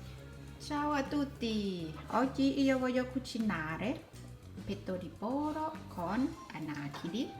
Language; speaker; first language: Italian; non-native, learner; Thai